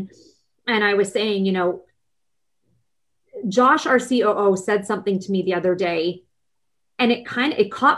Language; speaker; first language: English; native; English